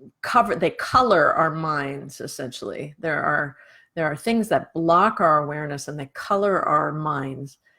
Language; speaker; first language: English; native; English